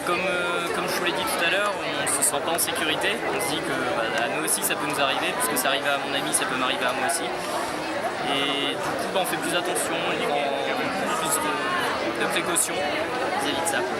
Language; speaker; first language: French; native; French